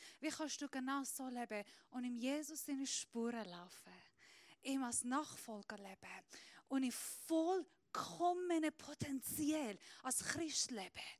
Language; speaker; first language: German; non-native, fluent; Persian